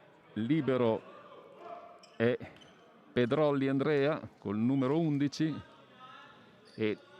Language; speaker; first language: Italian; native; Italian